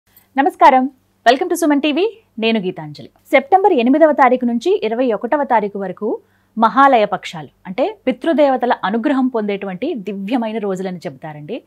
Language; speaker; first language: Telugu; native; Telugu